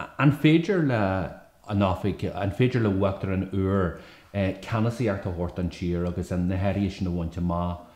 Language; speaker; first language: Irish; native; Irish